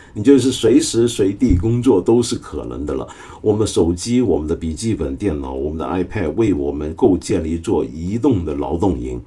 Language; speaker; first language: Chinese; early bilingual, other home language; Cantonese